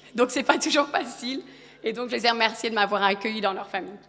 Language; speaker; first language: French; early bilingual, other home language; Polish